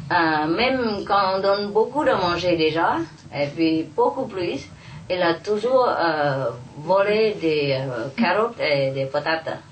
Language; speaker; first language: French; non-native, fluent; Vietnamese